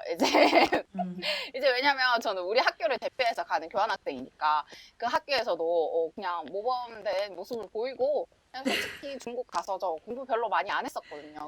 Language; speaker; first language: Korean; native; Korean